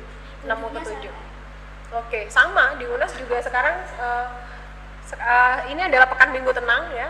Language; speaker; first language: Indonesian; native; Indonesian